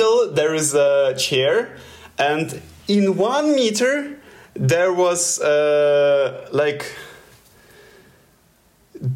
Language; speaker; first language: English; non-native, learner; Russian